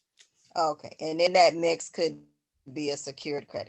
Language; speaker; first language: English; native; English